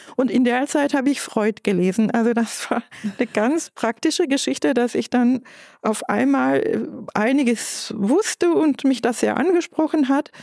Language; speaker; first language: German; non-native, fluent; Turkish